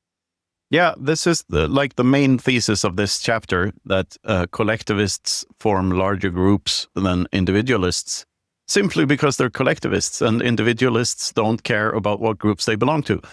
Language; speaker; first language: English; non-native, fluent; Swedish